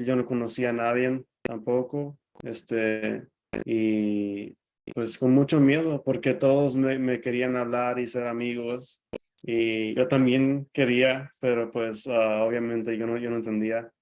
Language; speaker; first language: Spanish; early bilingual, other home language; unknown